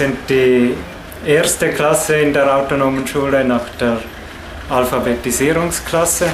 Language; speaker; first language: German; non-native, fluent; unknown